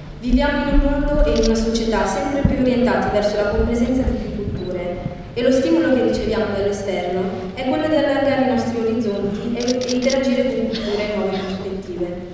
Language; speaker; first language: Italian; early bilingual, other home language; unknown